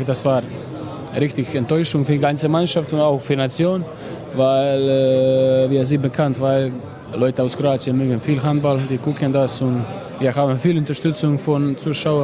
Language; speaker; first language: German; non-native, fluent; Croatian